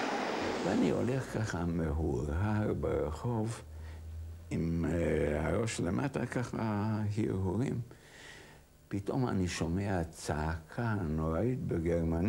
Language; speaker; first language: Hebrew; non-native, fluent; Hungarian